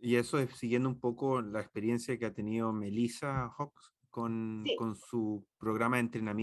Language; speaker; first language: Spanish; native; Spanish